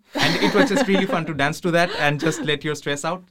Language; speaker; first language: English; non-native, local second language; Bangla